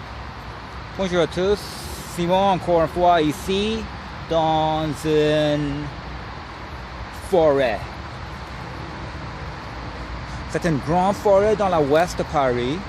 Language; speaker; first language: French; non-native, learner; English